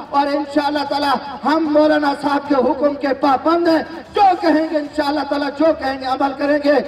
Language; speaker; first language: Urdu; non-native, local second language; Saraiki